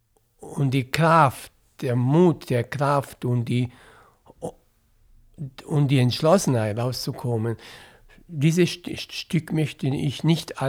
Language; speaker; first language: German; non-native, fluent; Italian